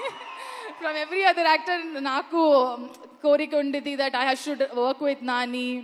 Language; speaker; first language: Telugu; non-native, learner; Kannada